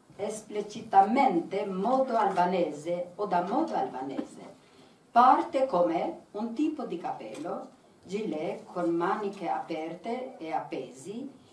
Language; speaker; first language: Italian; non-native, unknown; Albanian